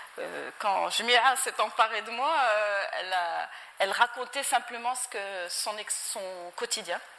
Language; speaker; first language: French; non-native, local second language; Arabic